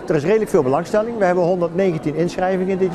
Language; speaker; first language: Dutch; native; Dutch